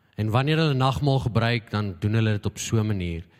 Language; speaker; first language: Afrikaans; native; Afrikaans